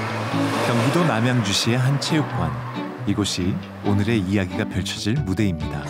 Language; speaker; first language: Korean; native; Korean